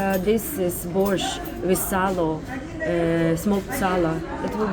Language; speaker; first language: English; non-native, learner; Russian